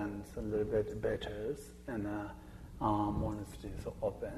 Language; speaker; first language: English; non-native, learner; Chinese